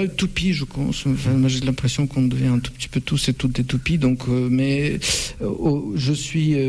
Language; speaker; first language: French; non-native, fluent; Russian